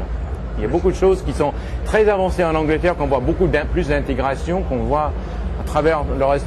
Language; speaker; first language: French; native; French